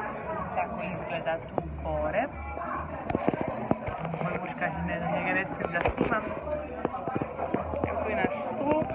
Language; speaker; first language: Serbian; early bilingual, heritage; Serbian